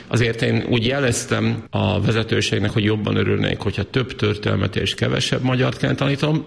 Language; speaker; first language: Hungarian; native; Hungarian